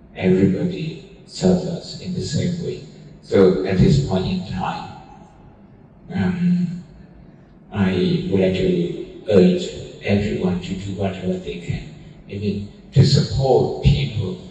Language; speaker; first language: English; non-native, fluent; Burmese